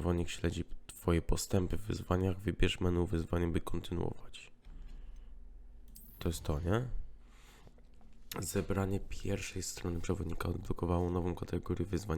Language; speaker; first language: Polish; native; Polish